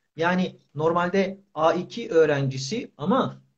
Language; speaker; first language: Turkish; native; Turkish